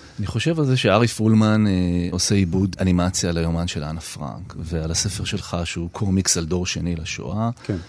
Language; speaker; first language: Hebrew; native; Hebrew